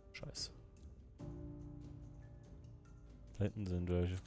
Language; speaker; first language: German; native; German